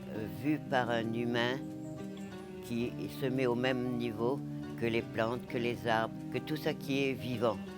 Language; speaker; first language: French; non-native, local second language; Morisyen